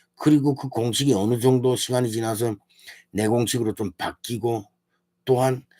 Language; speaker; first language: Korean; early bilingual, heritage; Korean